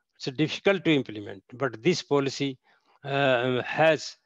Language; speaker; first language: English; non-native, local second language; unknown